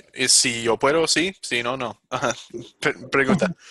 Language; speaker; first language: Spanish; non-native, fluent; English